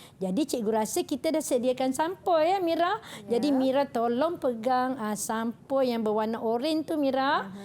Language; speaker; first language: Malay; native; Malay